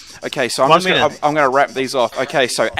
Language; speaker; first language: English; native; English